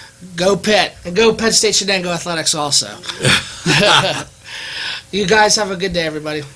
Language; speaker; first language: English; native; English